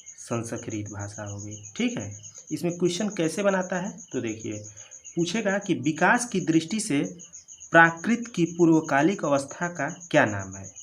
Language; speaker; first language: Hindi; native; Hindi